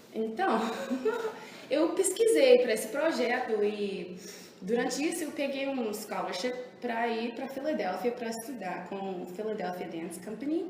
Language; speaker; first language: Portuguese; early bilingual, heritage; English